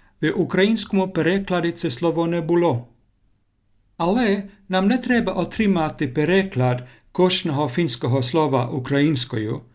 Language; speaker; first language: Ukrainian; non-native, learner; Finnish